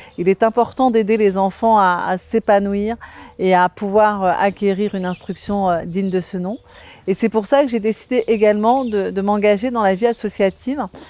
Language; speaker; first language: French; native; French